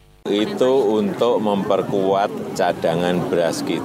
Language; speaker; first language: Indonesian; native; Indonesian